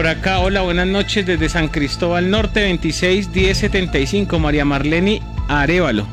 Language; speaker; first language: Spanish; native; Spanish